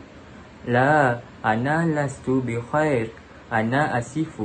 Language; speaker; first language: Arabic; non-native, learner; Malay